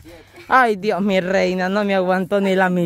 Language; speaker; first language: Spanish; native; Spanish